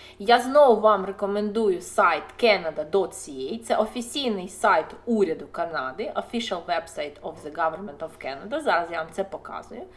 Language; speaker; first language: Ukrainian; non-native, local second language; Russian